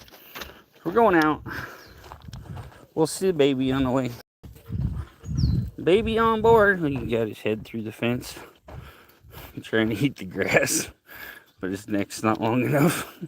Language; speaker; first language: English; native; English